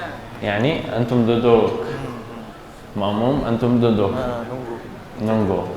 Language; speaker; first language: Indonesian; non-native, learner; Arabic